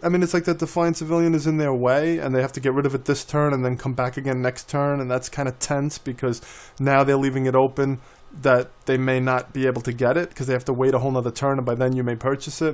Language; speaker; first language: English; native; English